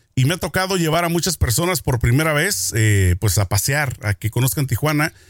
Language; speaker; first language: Spanish; native; Spanish